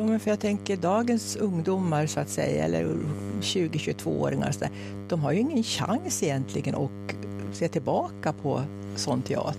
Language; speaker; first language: Swedish; native; Swedish